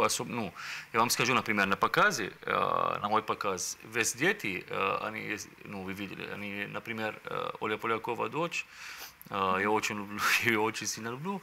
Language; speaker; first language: Russian; non-native, learner; Arabic